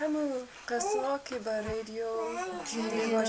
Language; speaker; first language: Persian; non-native, fluent; English